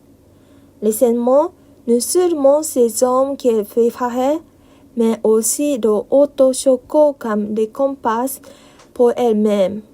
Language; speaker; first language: French; non-native, learner; Japanese